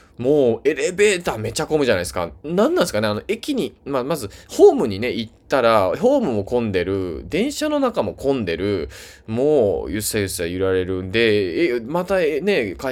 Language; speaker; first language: Japanese; native; Japanese